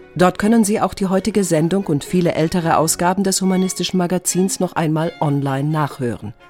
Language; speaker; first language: German; native; German